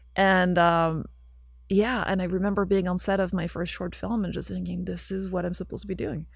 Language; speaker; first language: English; non-native, fluent; French